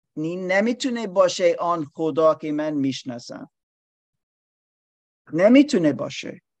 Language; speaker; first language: Persian; non-native, learner; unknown